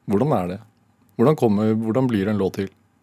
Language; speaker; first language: Norwegian; native; Norwegian